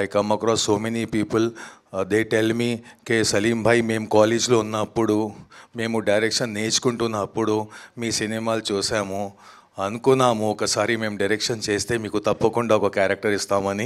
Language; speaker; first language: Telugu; non-native, learner; Hindi